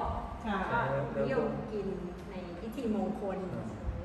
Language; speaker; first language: Thai; native; Thai